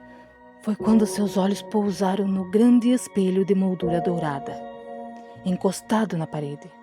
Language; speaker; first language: Portuguese; native; Portuguese